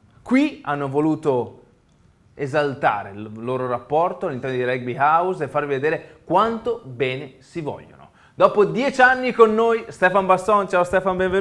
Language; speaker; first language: Italian; native; Italian